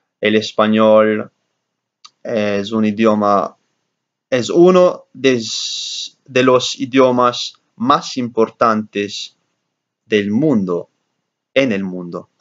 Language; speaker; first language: Spanish; non-native, learner; English